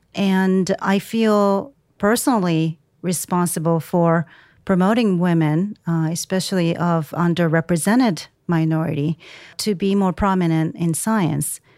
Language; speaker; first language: English; non-native, fluent; Japanese